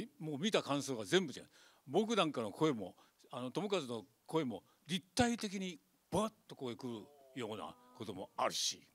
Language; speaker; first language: Japanese; native; Japanese